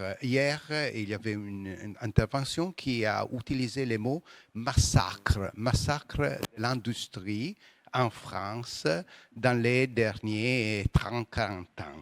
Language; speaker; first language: French; non-native, fluent; Italian